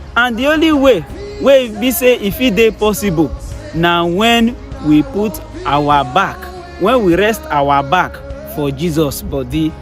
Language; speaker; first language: Nigerian Pidgin; non-native, local second language; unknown